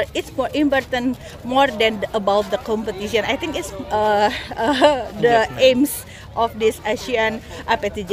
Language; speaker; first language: English; non-native, learner; Indonesian